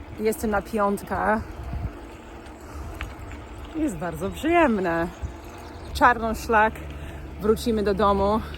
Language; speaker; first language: Polish; non-native, learner; English